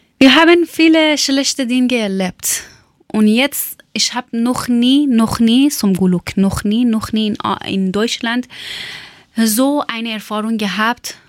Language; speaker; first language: German; non-native, learner; Persian